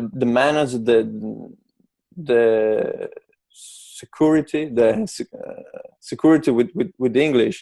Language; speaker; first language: English; non-native, learner; Italian